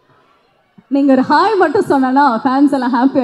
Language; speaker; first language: Tamil; native; Tamil